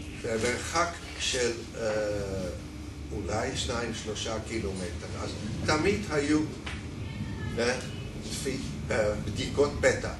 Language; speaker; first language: Hebrew; non-native, fluent; Dutch